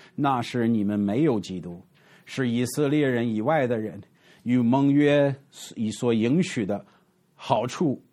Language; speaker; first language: Chinese; non-native, fluent; English